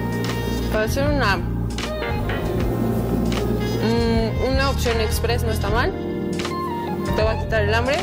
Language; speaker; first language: Spanish; native; Spanish